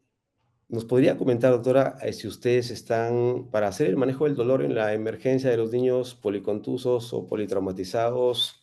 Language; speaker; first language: Spanish; native; Spanish